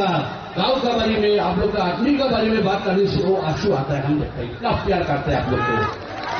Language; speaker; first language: Hindi; non-native, local second language; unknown